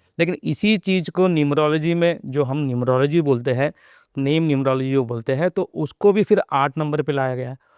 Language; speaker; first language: Hindi; non-native, local second language; Telugu